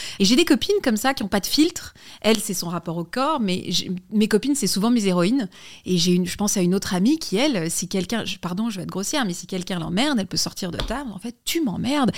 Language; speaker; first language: French; native; French